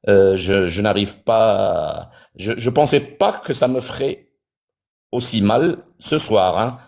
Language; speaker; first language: French; non-native, local second language; Arabic